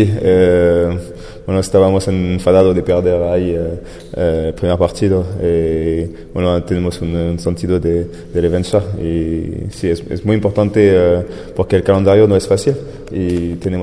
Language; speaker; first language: Spanish; non-native, fluent; French